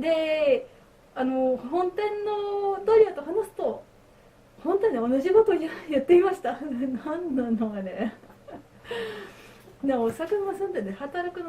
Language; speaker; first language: Japanese; non-native, learner; French